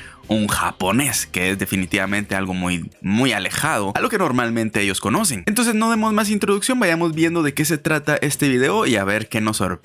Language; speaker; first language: Spanish; native; Spanish